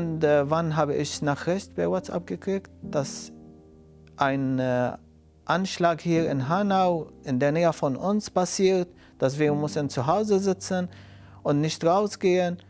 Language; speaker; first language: German; non-native, fluent; Arabic